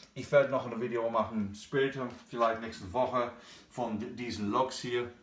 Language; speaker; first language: German; non-native, learner; English